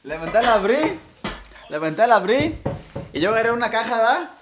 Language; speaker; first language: Spanish; early bilingual, other home language; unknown